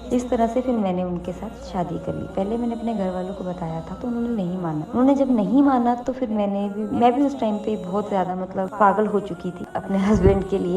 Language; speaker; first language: Hindi; native; Hindi